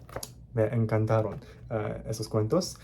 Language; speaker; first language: Spanish; non-native, learner; English